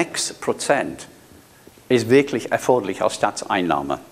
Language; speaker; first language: German; non-native, fluent; English